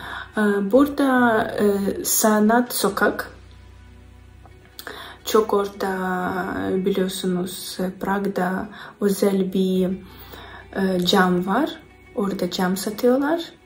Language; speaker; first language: Turkish; non-native, learner; Ukrainian